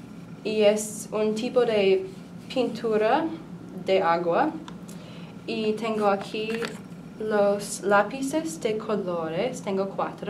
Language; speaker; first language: Spanish; non-native, learner; English